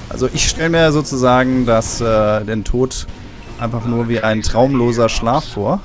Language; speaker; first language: German; native; German